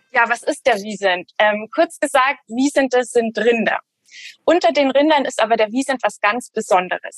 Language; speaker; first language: German; native; German